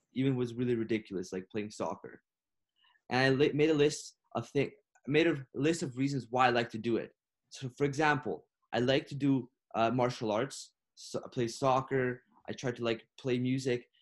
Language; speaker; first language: English; non-native, fluent; Russian